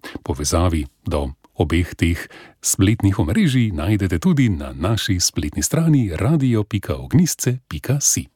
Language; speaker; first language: Slovenian; native; Slovenian